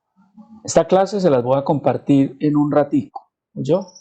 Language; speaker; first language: Spanish; native; Spanish